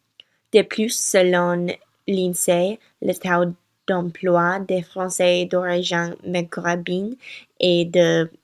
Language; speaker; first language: French; non-native, learner; English